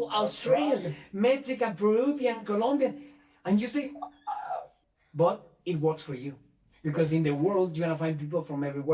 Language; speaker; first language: English; non-native, fluent; Spanish